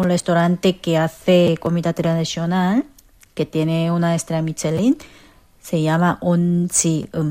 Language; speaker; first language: Spanish; non-native, fluent; Korean